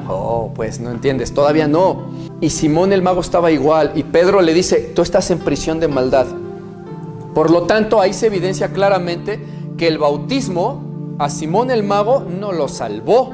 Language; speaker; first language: Spanish; native; Spanish